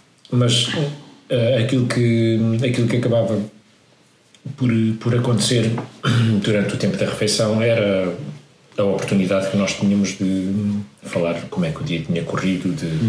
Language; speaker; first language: Portuguese; native; Portuguese